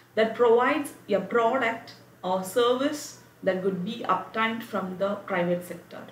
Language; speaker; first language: English; non-native, local second language; Tamil